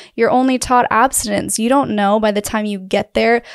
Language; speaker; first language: English; native; English